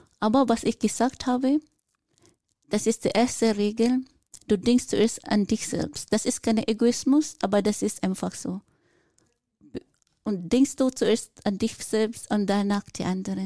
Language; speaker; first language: German; non-native, fluent; Filipino